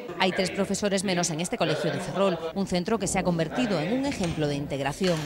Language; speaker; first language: Spanish; native; Spanish